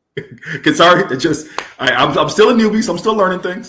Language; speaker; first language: English; native; English